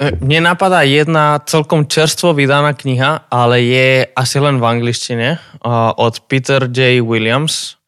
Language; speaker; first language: Slovak; native; Slovak